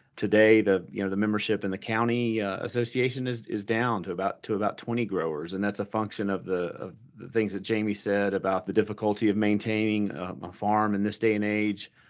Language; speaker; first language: English; native; English